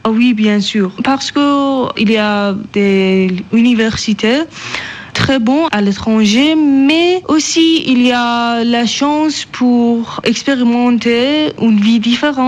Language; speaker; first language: French; non-native, learner; Persian